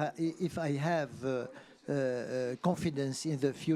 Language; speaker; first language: English; non-native, fluent; Arabic